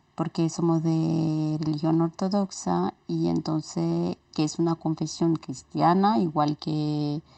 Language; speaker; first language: Spanish; non-native, fluent; Romanian